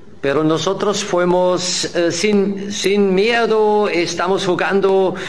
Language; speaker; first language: Spanish; non-native, fluent; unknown